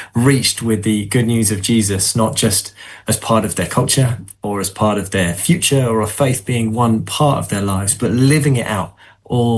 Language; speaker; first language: English; native; English